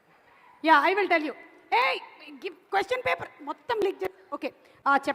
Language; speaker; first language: Telugu; native; Telugu